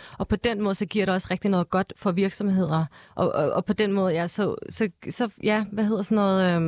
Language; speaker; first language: Danish; early bilingual, other home language; Turkish